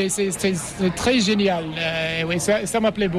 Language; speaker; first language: French; non-native, fluent; English